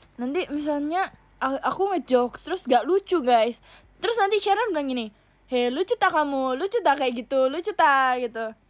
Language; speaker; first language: Indonesian; native; Indonesian